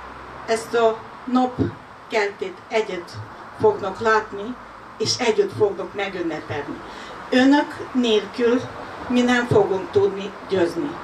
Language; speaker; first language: Hungarian; non-native, fluent; Ukrainian